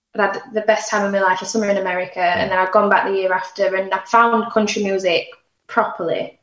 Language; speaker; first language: English; native; English